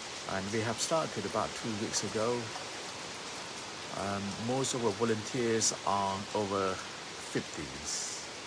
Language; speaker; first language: English; non-native, fluent; Thai